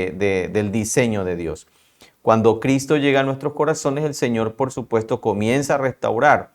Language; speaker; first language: Spanish; native; Spanish